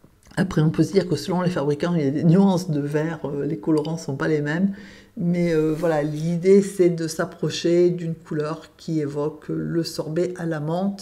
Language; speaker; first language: French; native; French